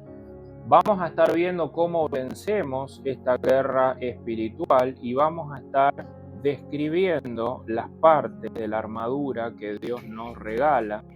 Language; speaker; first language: Spanish; native; Spanish